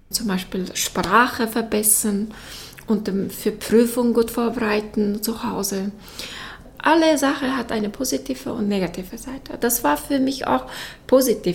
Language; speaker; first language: German; non-native, learner; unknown